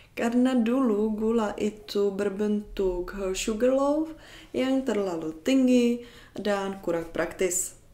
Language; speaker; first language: Indonesian; non-native, fluent; Czech